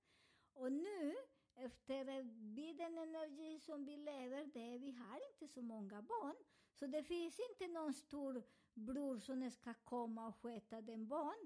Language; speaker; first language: Swedish; non-native, learner; Spanish